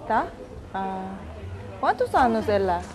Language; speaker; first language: Portuguese; non-native, learner; Korean